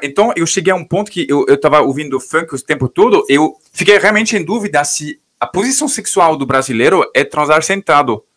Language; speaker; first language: Portuguese; non-native, fluent; French